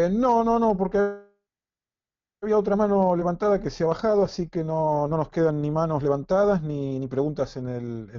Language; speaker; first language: Spanish; native; Spanish